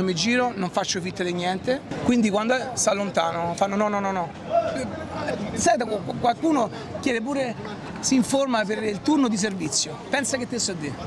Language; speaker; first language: Italian; native; Italian